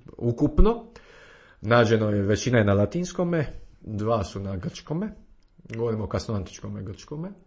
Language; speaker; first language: Croatian; native; Croatian